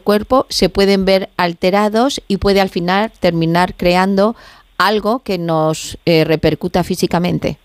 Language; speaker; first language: Spanish; native; Spanish